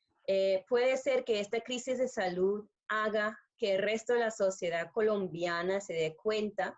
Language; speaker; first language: Spanish; non-native, fluent; English